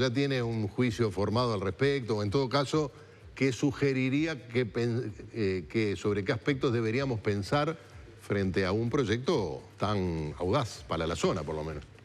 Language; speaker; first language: Spanish; native; Spanish